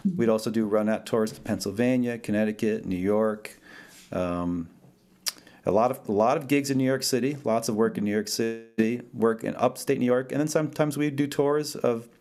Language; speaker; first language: English; early bilingual, other home language; Italian